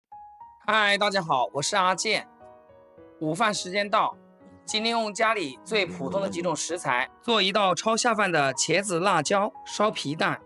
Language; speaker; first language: Chinese; native; Chinese